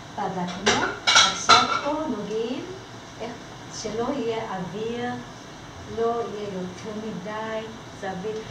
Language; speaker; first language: Hebrew; non-native, learner; Russian